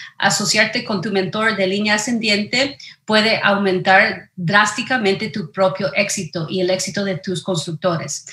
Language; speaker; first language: Spanish; early bilingual, heritage; Spanish